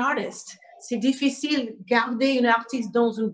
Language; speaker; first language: French; non-native, learner; English